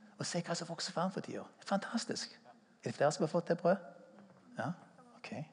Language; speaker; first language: Norwegian; non-native, fluent; English